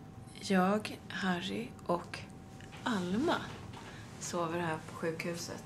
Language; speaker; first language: Swedish; native; Swedish